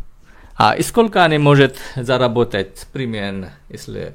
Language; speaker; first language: Russian; non-native, learner; Bangla